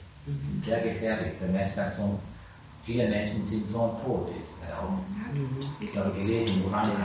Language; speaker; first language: German; non-native, learner; Sinhala